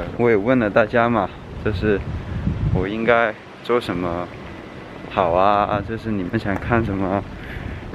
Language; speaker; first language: Chinese; non-native, local second language; Cantonese